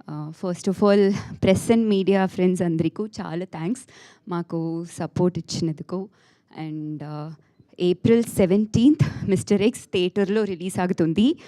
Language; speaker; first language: Telugu; non-native, fluent; Tamil